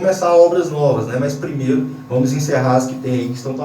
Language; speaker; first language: Portuguese; native; Portuguese